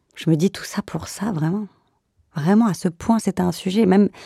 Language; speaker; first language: French; native; French